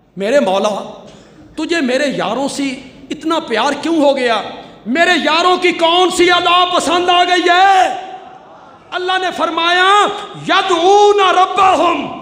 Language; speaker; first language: Urdu; non-native, local second language; Punjabi